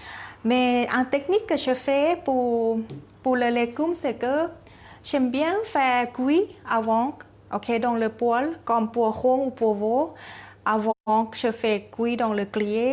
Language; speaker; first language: French; non-native, learner; Thai